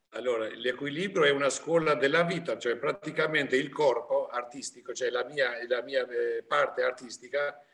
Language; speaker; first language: Italian; non-native, fluent; Albanian